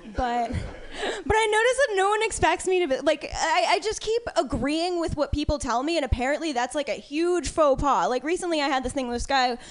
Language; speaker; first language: English; native; English